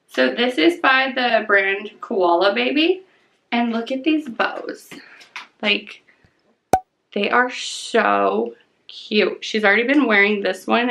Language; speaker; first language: English; native; English